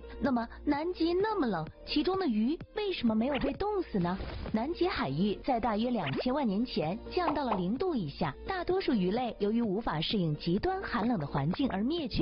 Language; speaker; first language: Chinese; native; Chinese